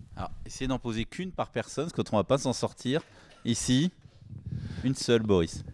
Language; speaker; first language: French; native; French